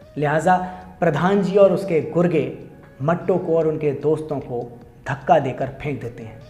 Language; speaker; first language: Hindi; native; Hindi